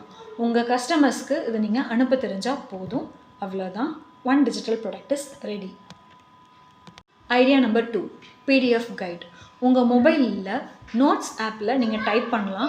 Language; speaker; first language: Tamil; native; Tamil